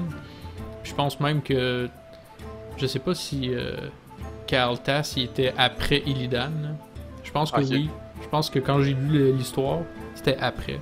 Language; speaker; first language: French; native; French